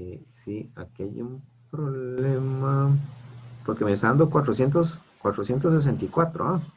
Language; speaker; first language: Spanish; native; Spanish